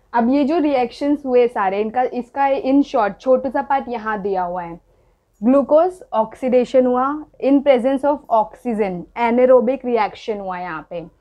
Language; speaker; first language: Hindi; non-native, local second language; Marathi